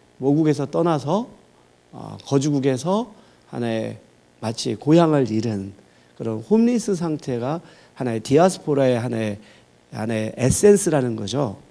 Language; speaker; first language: Korean; native; Korean